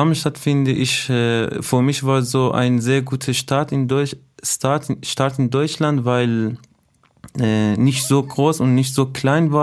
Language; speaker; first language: German; non-native, fluent; Persian